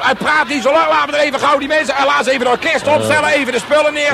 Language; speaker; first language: Dutch; native; Dutch